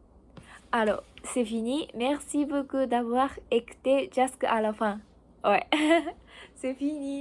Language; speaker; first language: French; non-native, learner; Japanese